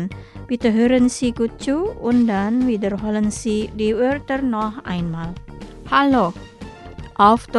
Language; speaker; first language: German; non-native, fluent; Indonesian